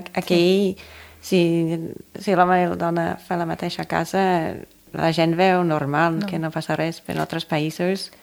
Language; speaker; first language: Catalan; non-native, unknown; English